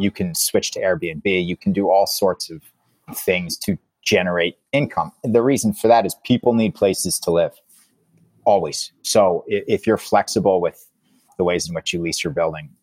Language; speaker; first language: English; native; English